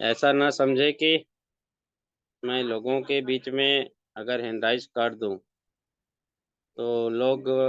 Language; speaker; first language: Hindi; native; Hindi